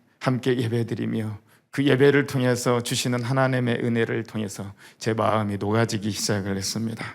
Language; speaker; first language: Korean; native; Korean